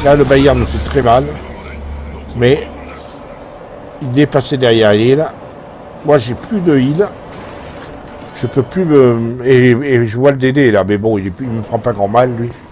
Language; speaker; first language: French; native; French